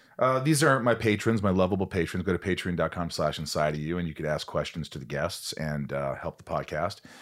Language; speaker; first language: English; native; English